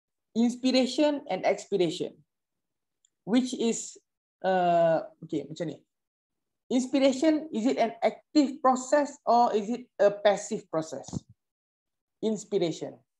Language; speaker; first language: English; non-native, local second language; Malay